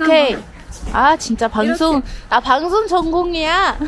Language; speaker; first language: Korean; non-native, fluent; Arabic